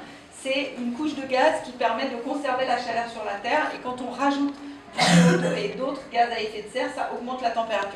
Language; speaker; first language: French; native; French